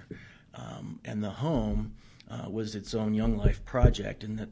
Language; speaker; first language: English; native; English